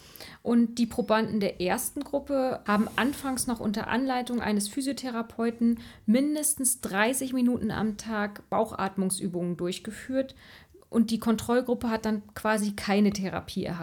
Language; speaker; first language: German; native; German